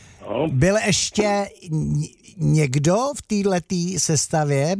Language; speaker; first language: Czech; native; Czech